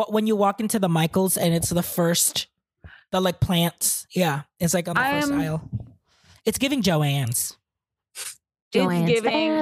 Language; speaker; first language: English; non-native, local second language; Hiligaynon